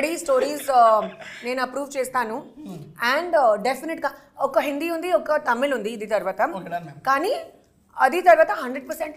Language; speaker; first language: Telugu; non-native, learner; Hindi